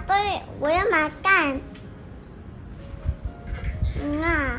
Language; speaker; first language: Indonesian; early bilingual, heritage; Chinese